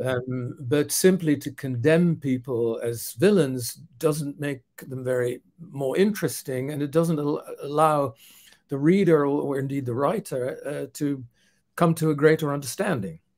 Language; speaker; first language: English; non-native, fluent; Dutch